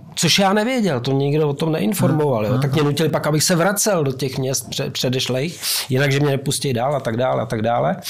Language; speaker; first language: Czech; native; Czech